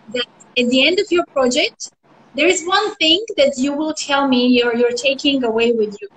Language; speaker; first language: English; non-native, fluent; Armenian